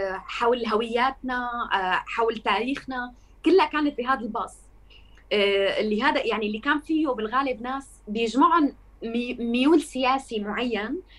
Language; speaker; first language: Arabic; native; Arabic